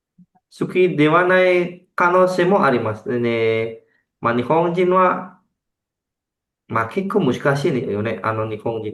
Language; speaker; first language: Japanese; non-native, fluent; Indonesian